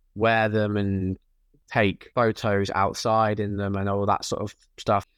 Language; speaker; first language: English; native; English